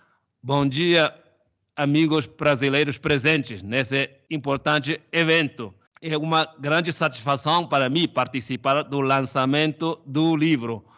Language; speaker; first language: Portuguese; non-native, fluent; Chinese